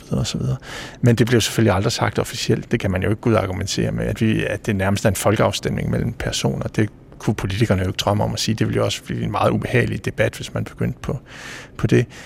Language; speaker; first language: Danish; native; Danish